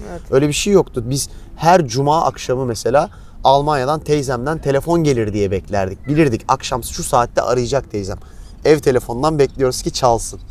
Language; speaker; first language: Turkish; native; Turkish